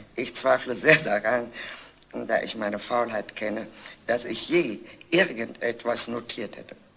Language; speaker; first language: German; native; German